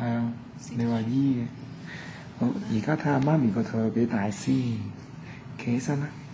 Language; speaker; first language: Cantonese; native; Cantonese